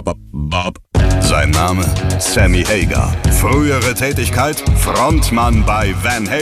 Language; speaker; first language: German; native; German